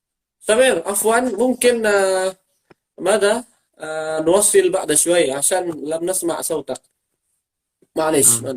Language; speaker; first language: Arabic; non-native, fluent; Indonesian